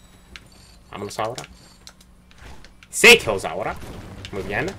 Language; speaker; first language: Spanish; early bilingual, heritage; Spanish